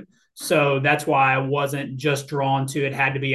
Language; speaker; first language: English; native; English